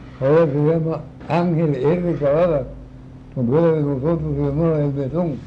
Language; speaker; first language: Spanish; native; Spanish